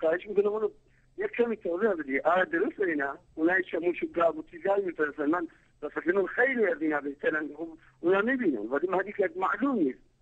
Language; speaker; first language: Persian; non-native, learner; Central Kurdish